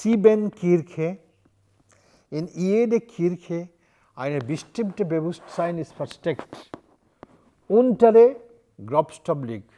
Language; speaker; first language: German; non-native, learner; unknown